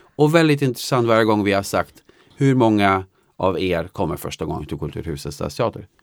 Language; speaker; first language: Swedish; non-native, fluent; Albanian